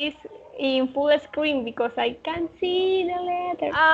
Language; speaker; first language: English; non-native, learner; Spanish